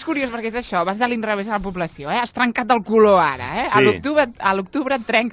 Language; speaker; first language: Catalan; native; Catalan